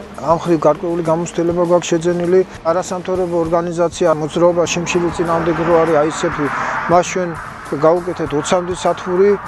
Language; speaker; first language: Georgian; native; Georgian